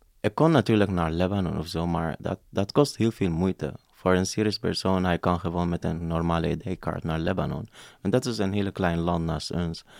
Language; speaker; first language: Dutch; non-native, fluent; Arabic